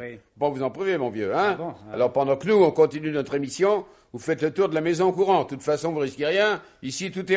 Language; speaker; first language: French; native; French